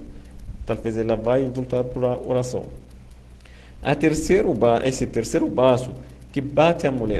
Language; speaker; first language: Portuguese; non-native, fluent; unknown